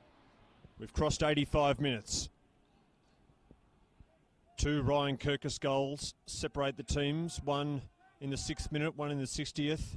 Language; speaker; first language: English; native; English